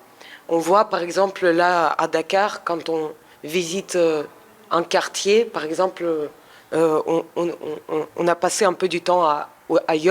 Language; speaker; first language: French; non-native, fluent; Russian